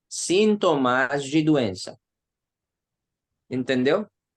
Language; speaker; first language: Portuguese; non-native, learner; Hindi